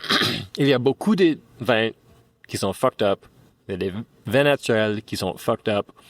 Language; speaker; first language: French; non-native, fluent; English